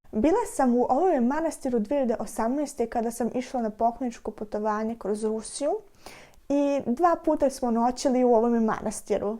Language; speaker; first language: Bosnian; early bilingual, heritage; Serbian